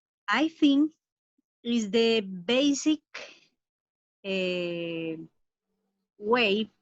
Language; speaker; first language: English; non-native, fluent; Spanish